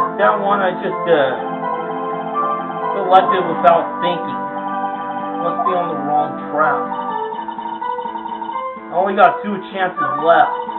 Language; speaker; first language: English; native; English